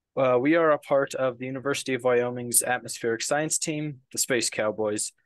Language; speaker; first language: English; native; English